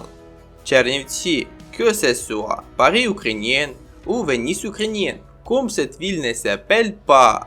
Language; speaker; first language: French; non-native, learner; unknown